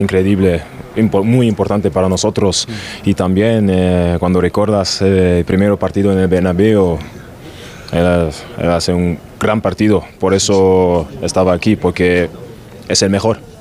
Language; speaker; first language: Spanish; non-native, learner; German